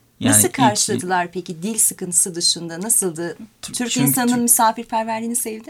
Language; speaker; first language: Turkish; native; Turkish